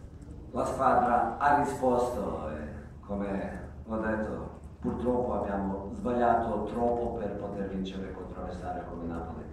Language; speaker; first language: Italian; non-native, fluent; Croatian